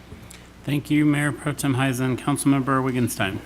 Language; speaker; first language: English; native; English